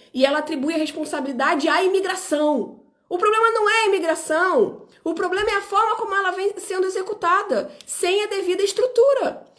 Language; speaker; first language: Portuguese; native; Portuguese